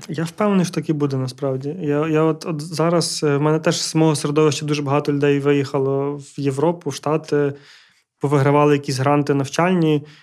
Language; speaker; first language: Ukrainian; early bilingual, heritage; Ukrainian